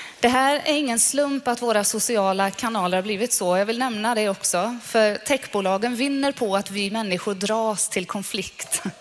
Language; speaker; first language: Swedish; non-native, fluent; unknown